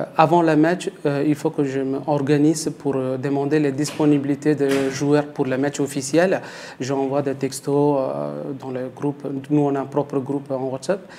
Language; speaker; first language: French; non-native, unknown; Tamil